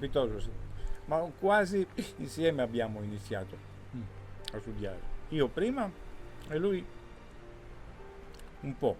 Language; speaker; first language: Italian; non-native, fluent; Greek